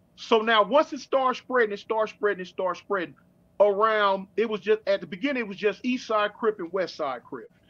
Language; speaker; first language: English; native; English